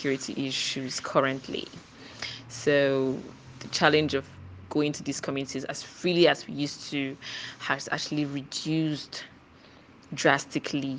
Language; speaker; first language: English; non-native, local second language; Igbo